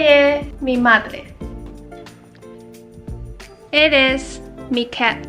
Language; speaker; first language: Spanish; non-native, learner; English